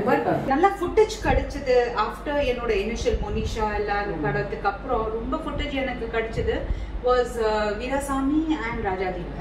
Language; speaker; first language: Tamil; non-native, local second language; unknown